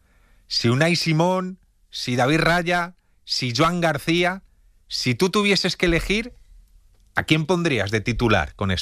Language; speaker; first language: Spanish; native; Spanish